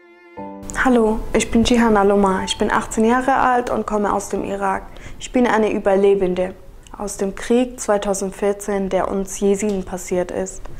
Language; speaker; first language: German; early bilingual, other home language; Kurdish